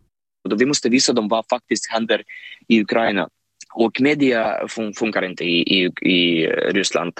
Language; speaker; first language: Swedish; non-native, fluent; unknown